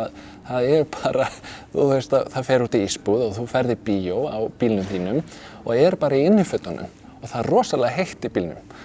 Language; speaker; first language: Icelandic; non-native, fluent; Danish